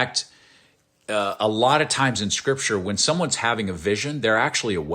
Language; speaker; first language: English; native; English